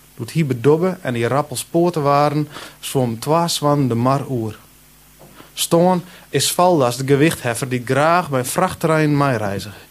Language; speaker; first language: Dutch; non-native, local second language; Western Frisian